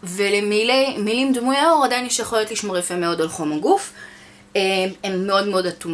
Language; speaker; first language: Hebrew; native; Hebrew